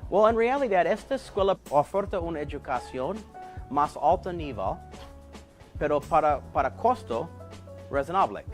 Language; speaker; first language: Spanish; non-native, learner; English